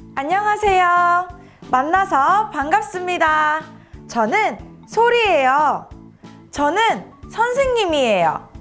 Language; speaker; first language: Korean; native; Korean